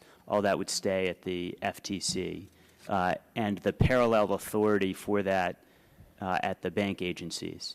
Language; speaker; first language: English; native; English